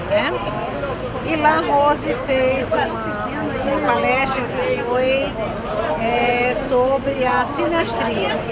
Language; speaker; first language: Portuguese; native; Portuguese